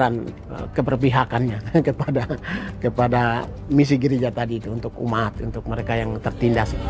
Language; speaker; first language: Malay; non-native, local second language; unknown